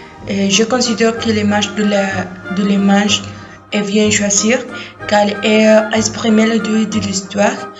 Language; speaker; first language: French; non-native, learner; Spanish